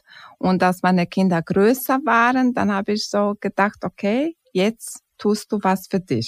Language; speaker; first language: German; non-native, fluent; Croatian